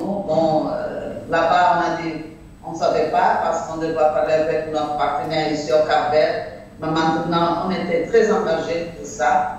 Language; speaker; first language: French; non-native, learner; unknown